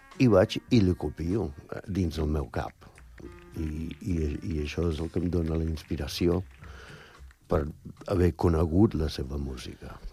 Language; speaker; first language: Catalan; non-native, fluent; English